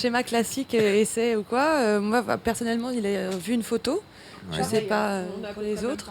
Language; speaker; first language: French; native; French